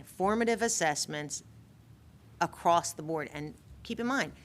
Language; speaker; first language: English; native; English